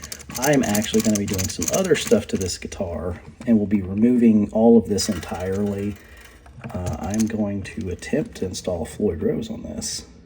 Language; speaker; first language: English; native; English